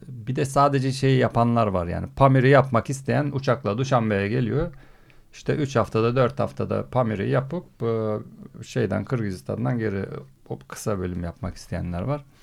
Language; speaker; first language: Turkish; early bilingual, heritage; Turkish